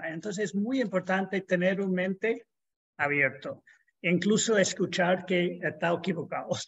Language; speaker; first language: Spanish; non-native, fluent; English